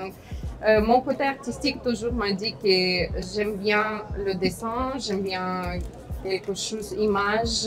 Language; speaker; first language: French; non-native, fluent; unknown